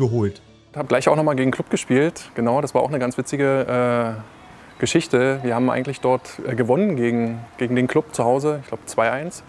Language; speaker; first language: German; native; German